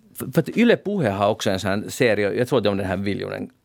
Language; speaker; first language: Swedish; native; Swedish